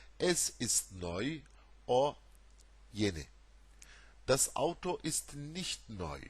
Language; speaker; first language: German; non-native, fluent; Turkish